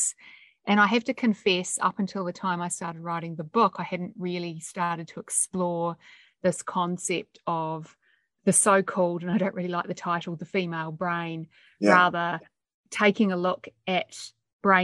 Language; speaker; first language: English; native; English